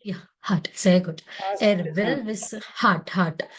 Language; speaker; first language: German; non-native, fluent; Malayalam